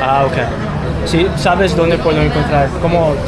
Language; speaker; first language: Spanish; non-native, learner; English